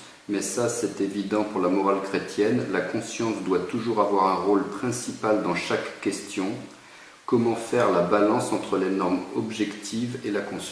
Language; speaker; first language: French; native; French